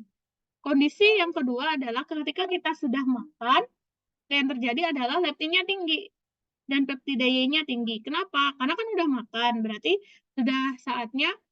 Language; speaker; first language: Indonesian; native; Indonesian